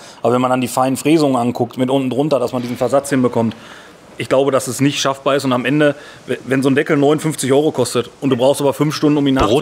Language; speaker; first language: German; native; German